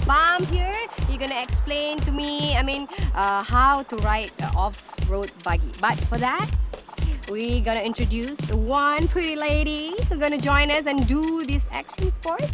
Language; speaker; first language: English; non-native, local second language; Malay